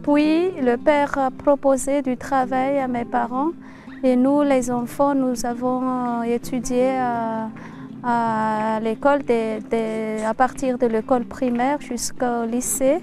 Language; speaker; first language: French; non-native, local second language; Malagasy